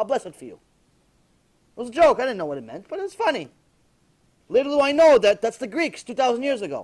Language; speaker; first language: English; native; English